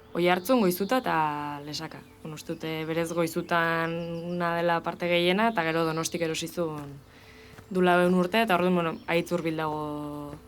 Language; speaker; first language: Basque; native; Basque